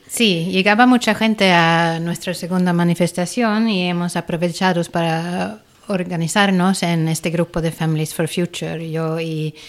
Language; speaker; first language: Spanish; non-native, fluent; Swedish